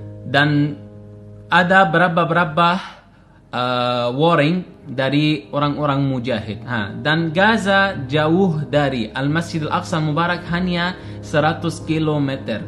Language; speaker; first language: Indonesian; non-native, learner; Arabic